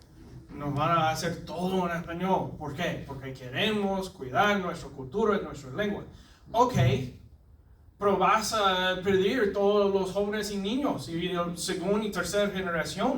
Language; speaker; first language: Spanish; non-native, learner; English